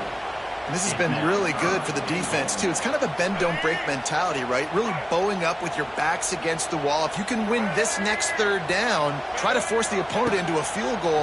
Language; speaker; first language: English; native; English